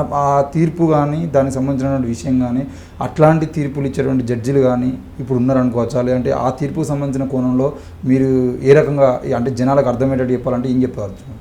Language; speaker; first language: Telugu; native; Telugu